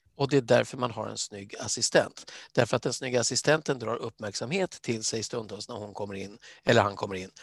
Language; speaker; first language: Swedish; native; Swedish